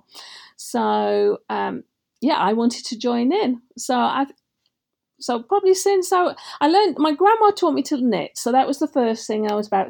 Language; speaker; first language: English; native; English